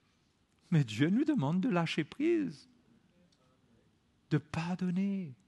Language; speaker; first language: French; native; French